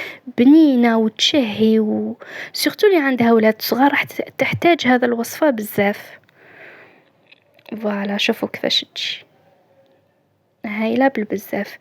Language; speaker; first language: Arabic; native; Arabic